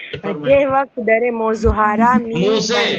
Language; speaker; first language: Persian; non-native, learner; Urdu